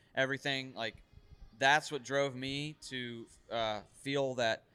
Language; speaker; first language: English; native; English